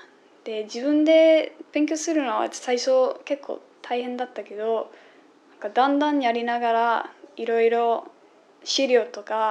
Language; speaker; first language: Japanese; non-native, fluent; English